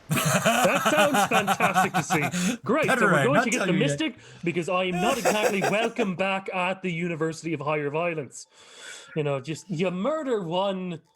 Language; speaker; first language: English; native; English